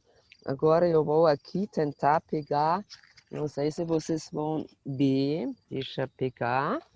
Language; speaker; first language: Portuguese; non-native, fluent; German